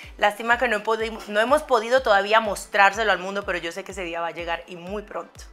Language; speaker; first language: Spanish; non-native, fluent; Haitian Creole